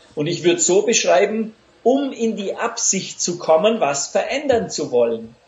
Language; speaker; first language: German; native; German